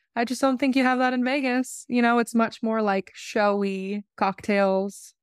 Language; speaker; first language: English; native; English